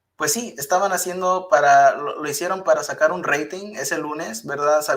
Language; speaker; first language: Spanish; early bilingual, heritage; Spanish